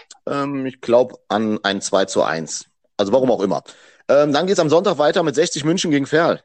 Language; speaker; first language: German; native; German